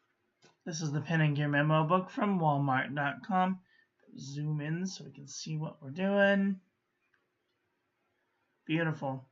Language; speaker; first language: English; native; English